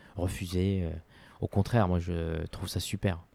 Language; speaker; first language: French; non-native, local second language; Arabic